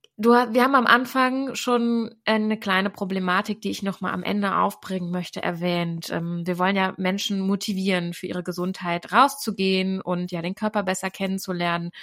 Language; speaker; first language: German; native; German